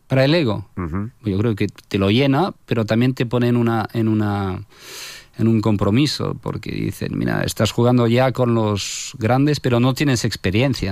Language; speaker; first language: Spanish; non-native, fluent; French